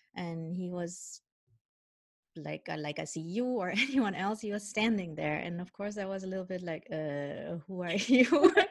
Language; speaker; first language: English; non-native, fluent; Dutch